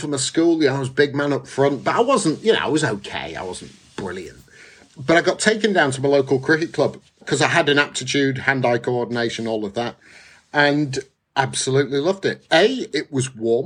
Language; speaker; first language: English; native; English